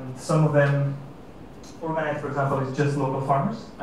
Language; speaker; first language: English; non-native, fluent; Catalan